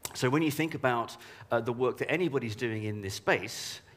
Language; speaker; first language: English; native; English